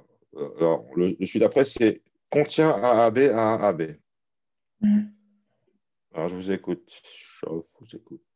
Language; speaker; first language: French; native; French